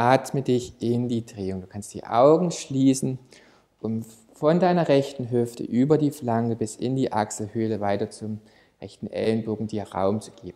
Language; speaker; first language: German; native; German